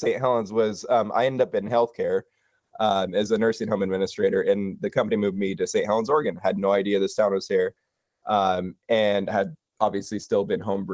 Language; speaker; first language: English; native; English